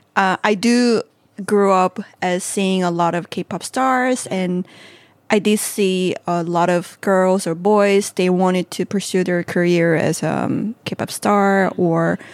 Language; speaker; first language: English; non-native, fluent; Korean